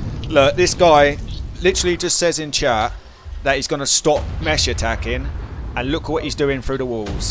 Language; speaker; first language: English; native; English